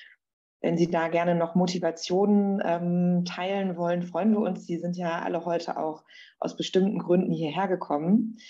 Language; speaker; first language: German; native; German